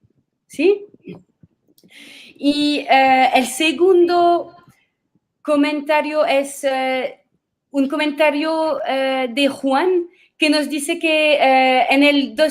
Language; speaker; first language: Spanish; non-native, fluent; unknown